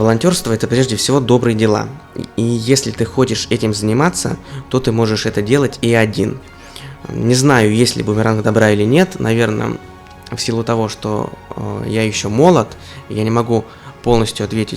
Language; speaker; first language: Russian; native; Russian